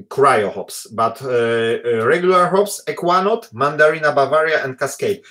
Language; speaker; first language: English; non-native, fluent; Polish